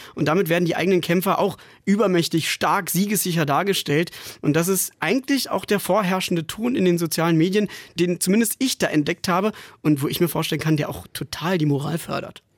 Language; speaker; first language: German; native; German